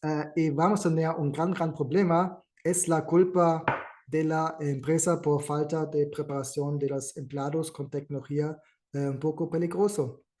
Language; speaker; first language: Spanish; non-native, fluent; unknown